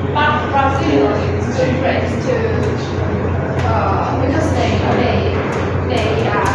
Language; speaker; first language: English; non-native, learner; Chinese